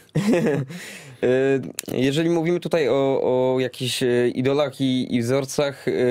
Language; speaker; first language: Polish; native; Polish